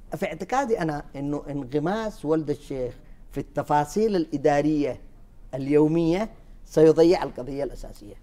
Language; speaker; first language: Arabic; native; Arabic